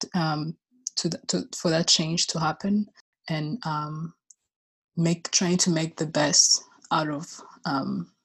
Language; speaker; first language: English; non-native, local second language; Kinyarwanda